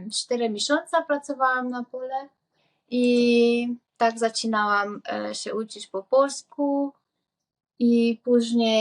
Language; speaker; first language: Polish; non-native, learner; Hungarian